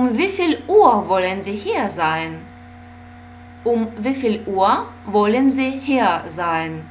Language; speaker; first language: German; non-native, fluent; Russian